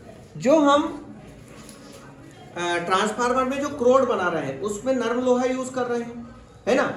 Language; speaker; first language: Hindi; native; Hindi